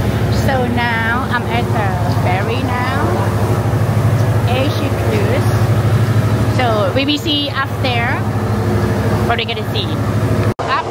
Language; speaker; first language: English; non-native, learner; Thai